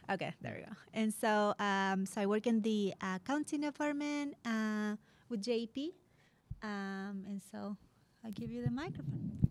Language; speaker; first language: English; non-native, fluent; Spanish